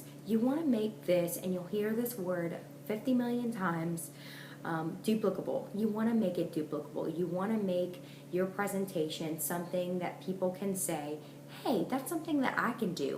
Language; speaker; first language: English; native; English